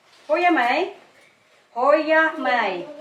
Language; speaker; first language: Dutch; non-native, learner; Waray